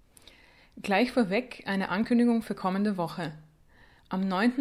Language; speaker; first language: German; native; German